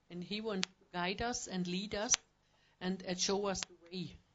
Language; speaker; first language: English; non-native, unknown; German